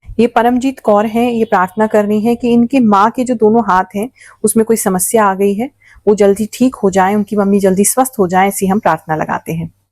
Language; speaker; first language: Hindi; native; Hindi